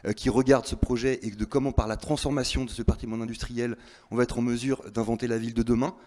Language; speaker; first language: French; native; French